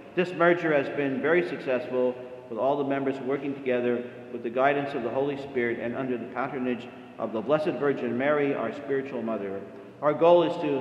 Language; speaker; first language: English; native; English